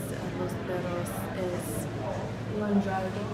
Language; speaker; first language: Spanish; non-native, learner; English